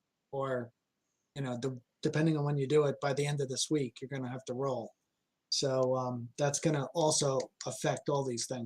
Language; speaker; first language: English; native; English